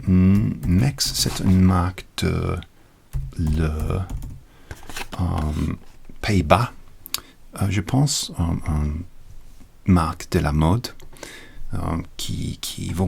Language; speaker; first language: French; non-native, learner; English